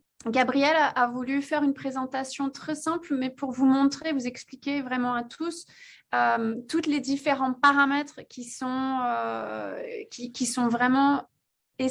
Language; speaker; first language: French; native; French